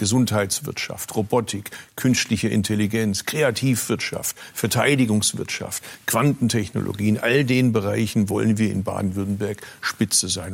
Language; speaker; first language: German; early bilingual, other home language; Turkish